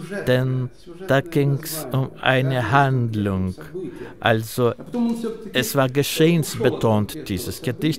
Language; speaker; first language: German; non-native, fluent; Russian